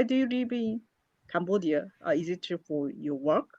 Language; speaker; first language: English; non-native, learner; Japanese